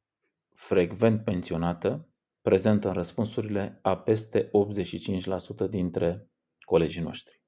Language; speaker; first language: Romanian; native; Romanian